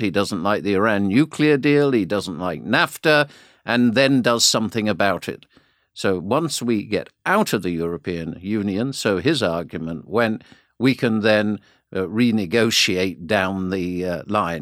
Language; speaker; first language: English; native; English